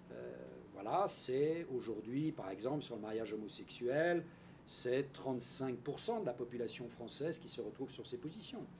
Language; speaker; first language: French; native; French